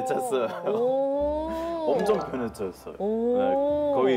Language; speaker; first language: Korean; non-native, fluent; Hebrew